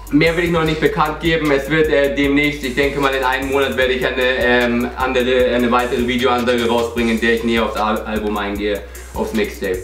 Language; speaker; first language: German; native; German